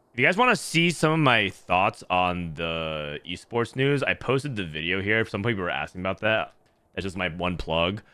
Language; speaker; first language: English; native; English